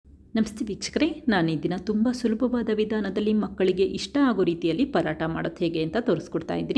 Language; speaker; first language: Kannada; native; Kannada